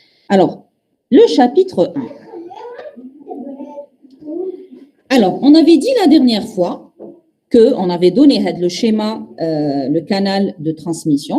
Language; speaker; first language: French; non-native, local second language; Arabic